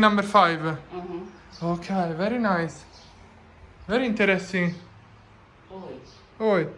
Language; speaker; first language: English; non-native, fluent; Italian